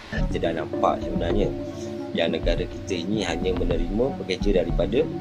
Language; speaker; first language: Malay; native; Malay